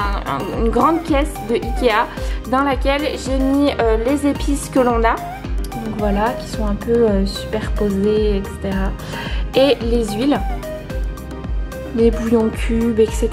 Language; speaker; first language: French; native; French